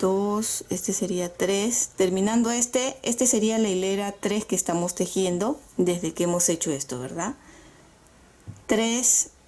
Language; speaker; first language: Spanish; native; Spanish